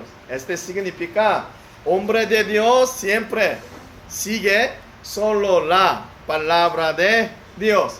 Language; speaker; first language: Spanish; non-native, learner; Korean